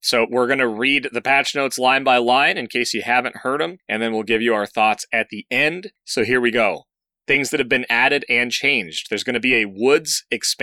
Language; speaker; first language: English; native; English